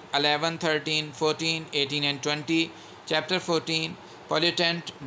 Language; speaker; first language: English; non-native, local second language; Urdu